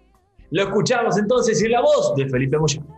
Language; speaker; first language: Spanish; native; Spanish